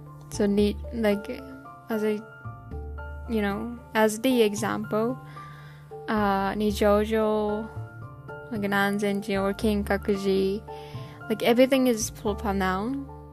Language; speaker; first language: English; non-native, learner; Japanese